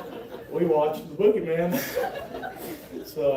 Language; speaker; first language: English; native; English